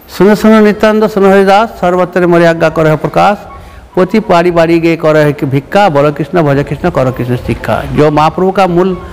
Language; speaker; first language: Hindi; non-native, local second language; Bangla